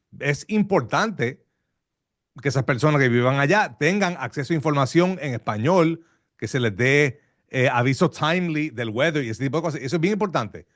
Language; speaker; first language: Spanish; early bilingual, heritage; Spanish